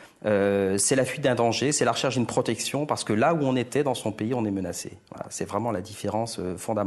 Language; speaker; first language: French; native; French